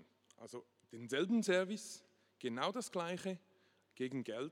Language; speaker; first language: German; non-native, local second language; French